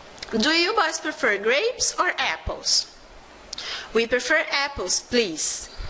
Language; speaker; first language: English; non-native, fluent; Portuguese